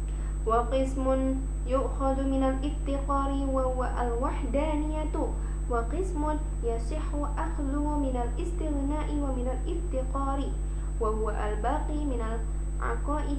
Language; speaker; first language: Arabic; non-native, fluent; Indonesian